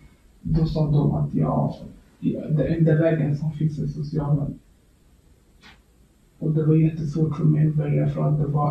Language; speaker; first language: Swedish; early bilingual, other home language; Kurdish